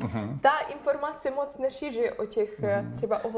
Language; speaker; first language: Czech; non-native, fluent; Russian